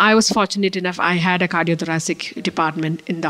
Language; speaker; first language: English; non-native, local second language; Malayalam